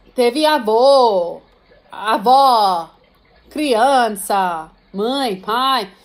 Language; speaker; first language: Portuguese; non-native, fluent; English